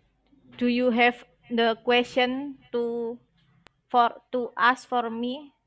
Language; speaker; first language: English; non-native, learner; Indonesian